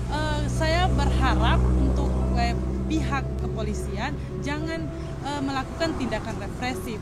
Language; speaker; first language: Indonesian; native; Indonesian